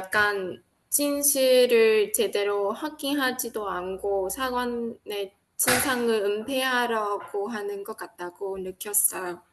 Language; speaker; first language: Korean; non-native, fluent; Vietnamese